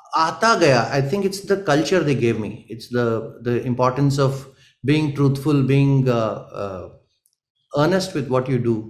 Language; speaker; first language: Hindi; native; Hindi